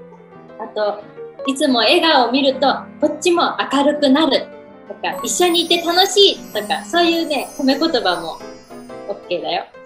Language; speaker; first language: Japanese; native; Japanese